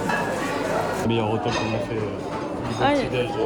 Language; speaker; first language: French; native; French